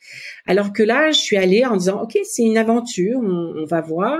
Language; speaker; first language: French; native; French